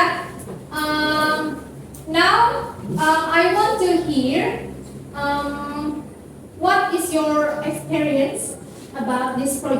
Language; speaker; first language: English; non-native, fluent; Indonesian